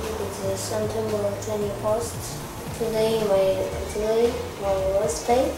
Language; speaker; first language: English; non-native, learner; Korean